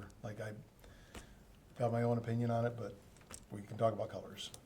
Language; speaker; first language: English; native; English